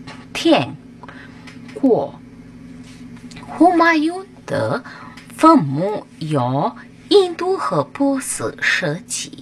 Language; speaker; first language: Chinese; non-native, fluent; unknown